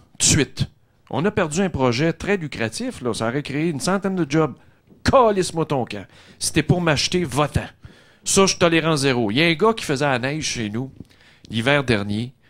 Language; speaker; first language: French; native; French